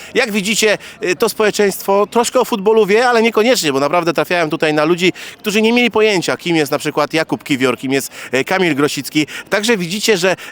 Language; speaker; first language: Polish; native; Polish